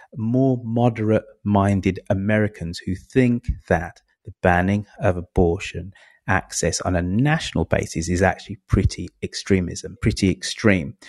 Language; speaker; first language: English; native; English